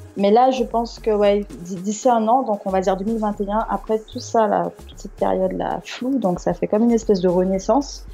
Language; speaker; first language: French; native; French